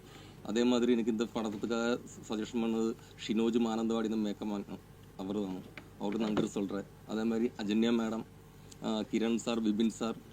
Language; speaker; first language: Tamil; non-native, learner; Malayalam